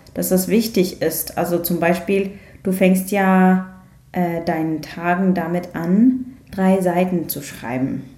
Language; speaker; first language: German; non-native, learner; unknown